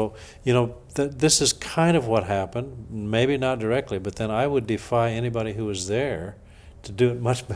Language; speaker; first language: English; native; English